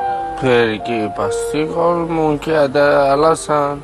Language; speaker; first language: Indonesian; non-native, learner; Persian